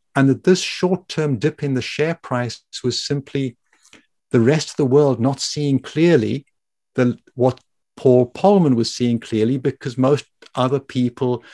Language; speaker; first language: English; native; English